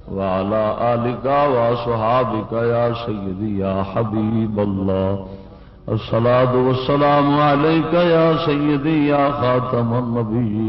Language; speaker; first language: Urdu; non-native, local second language; Punjabi